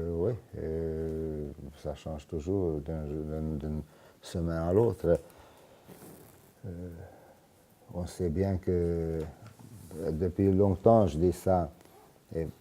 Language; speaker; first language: French; non-native, fluent; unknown